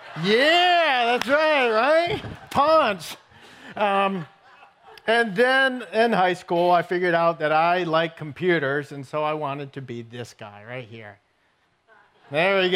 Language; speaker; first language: English; native; English